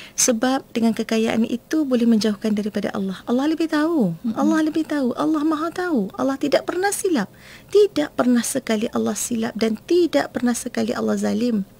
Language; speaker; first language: Malay; native; Malay